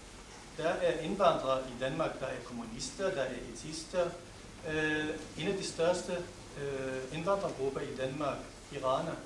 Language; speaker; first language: Danish; non-native, local second language; Arabic